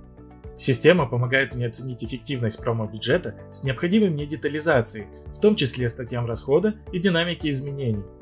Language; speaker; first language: Russian; native; Russian